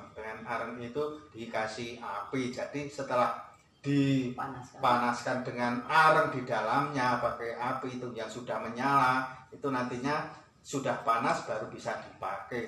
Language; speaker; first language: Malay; non-native, local second language; Javanese